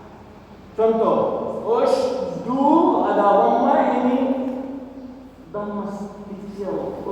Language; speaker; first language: Indonesian; non-native, learner; Arabic